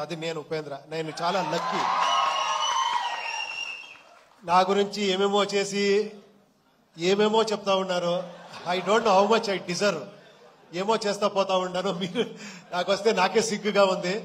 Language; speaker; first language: Telugu; non-native, local second language; Kannada